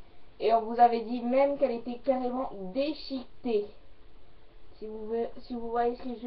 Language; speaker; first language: French; native; French